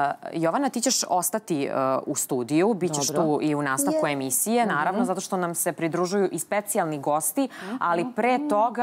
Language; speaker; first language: Serbian; native; Serbian